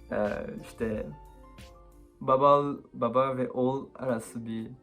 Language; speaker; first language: Turkish; early bilingual, heritage; Turkish